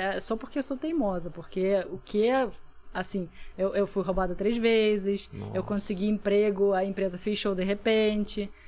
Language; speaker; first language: Portuguese; non-native, fluent; Russian